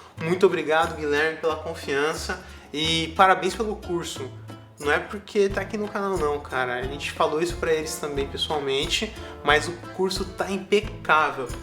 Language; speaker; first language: Portuguese; native; Portuguese